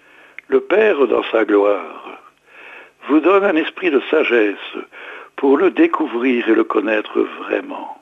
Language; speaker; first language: French; native; French